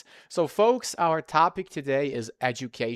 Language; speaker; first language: English; non-native, fluent; Serbian